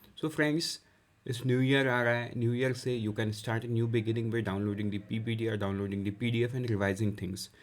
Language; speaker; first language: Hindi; non-native, local second language; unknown